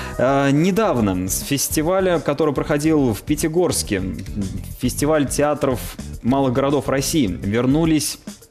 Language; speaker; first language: Russian; native; Russian